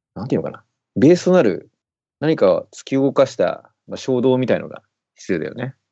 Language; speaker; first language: Japanese; native; Japanese